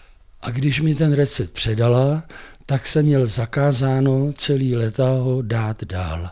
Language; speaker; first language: Czech; native; Czech